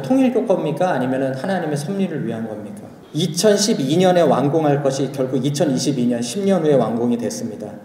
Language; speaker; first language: Korean; native; Korean